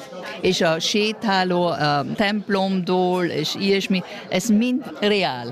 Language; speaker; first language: Hungarian; early bilingual, heritage; Hungarian